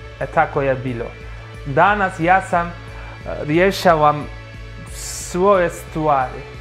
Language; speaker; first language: Croatian; non-native, learner; Turkish